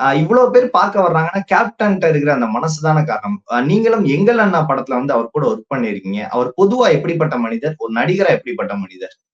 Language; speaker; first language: Tamil; native; Tamil